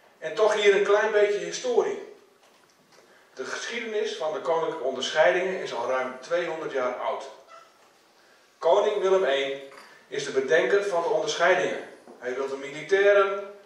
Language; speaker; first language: Dutch; non-native, local second language; Western Frisian